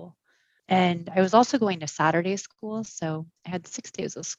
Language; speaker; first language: English; early bilingual, other home language; Japanese